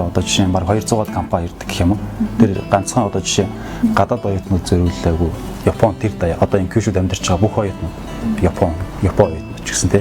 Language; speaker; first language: Mongolian; native; Mongolian